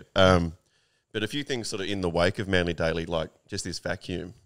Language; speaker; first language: English; native; English